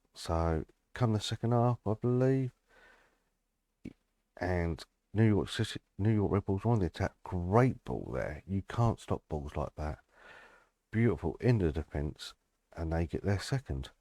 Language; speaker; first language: English; native; English